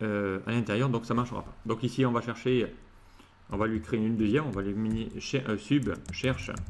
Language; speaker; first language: French; native; French